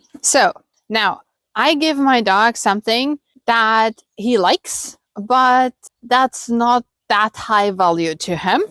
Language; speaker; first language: English; non-native, fluent; German